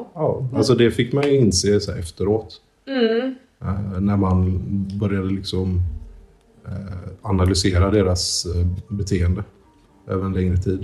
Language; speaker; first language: Swedish; native; Swedish